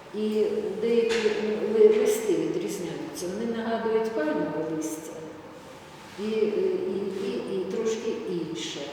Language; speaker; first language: Ukrainian; native; Ukrainian